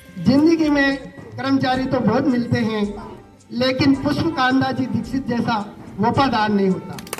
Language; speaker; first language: Hindi; native; Hindi